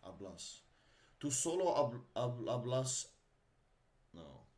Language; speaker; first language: Spanish; non-native, learner; Dutch